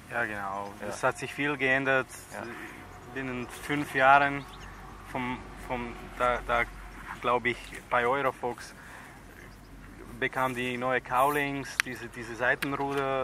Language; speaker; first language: German; non-native, fluent; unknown